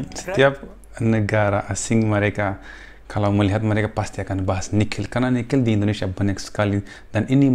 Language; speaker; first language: Indonesian; non-native, fluent; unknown